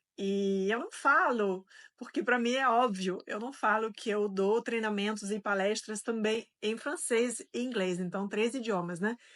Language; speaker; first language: Portuguese; non-native, fluent; French